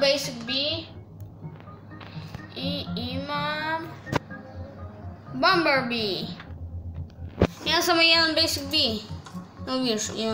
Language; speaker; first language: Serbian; early bilingual, heritage; Serbian